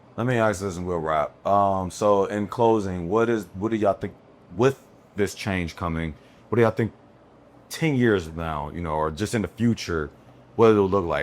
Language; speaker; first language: English; native; English